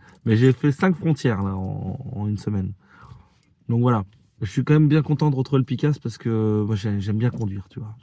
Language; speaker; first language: French; native; French